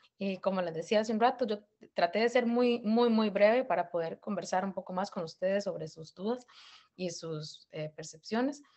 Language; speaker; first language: Spanish; native; Spanish